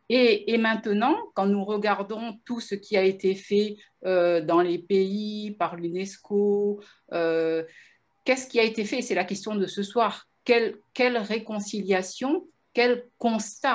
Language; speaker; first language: French; native; French